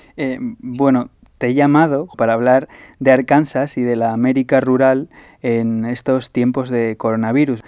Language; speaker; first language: Spanish; native; Spanish